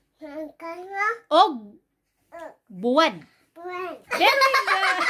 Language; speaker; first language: Cebuano; non-native, learner; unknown